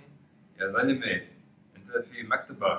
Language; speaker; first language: Arabic; non-native, learner; English